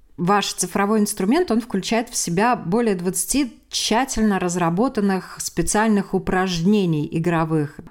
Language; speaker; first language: Russian; native; Russian